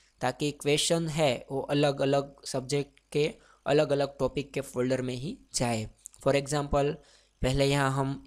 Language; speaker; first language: Hindi; non-native, local second language; Gujarati